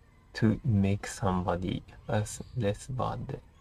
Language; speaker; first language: English; non-native, learner; Japanese